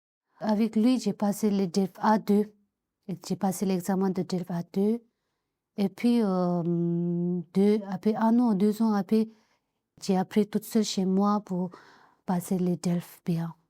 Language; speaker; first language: French; non-native, learner; Tibetan